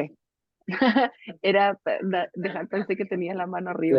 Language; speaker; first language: Spanish; native; Spanish